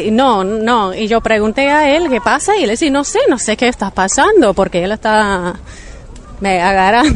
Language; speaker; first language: Spanish; non-native, learner; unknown